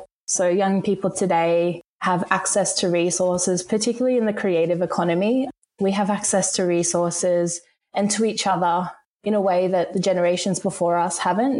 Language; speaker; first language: English; native; English